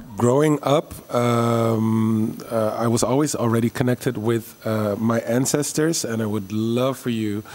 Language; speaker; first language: English; early bilingual, other home language; Dutch